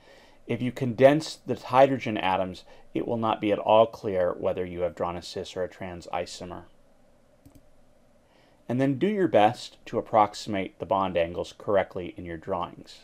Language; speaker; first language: English; native; English